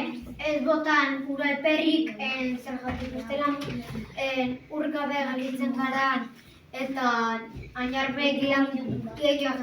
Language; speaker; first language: Basque; non-native, local second language; Spanish